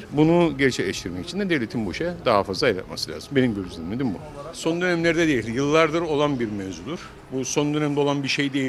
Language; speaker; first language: Turkish; native; Turkish